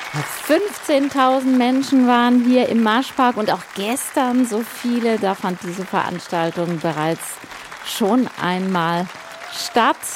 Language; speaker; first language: German; native; German